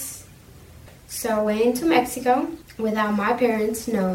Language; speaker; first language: English; early bilingual, other home language; Spanish